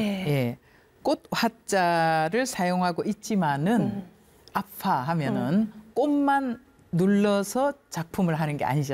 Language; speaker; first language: Korean; native; Korean